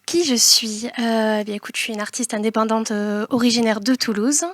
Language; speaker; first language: French; native; French